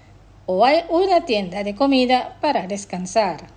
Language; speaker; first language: Spanish; non-native, fluent; Indonesian